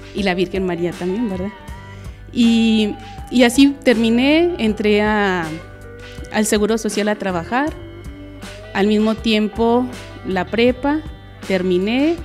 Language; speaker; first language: Spanish; native; Spanish